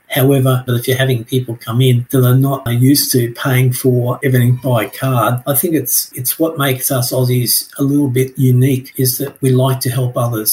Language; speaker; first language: English; native; English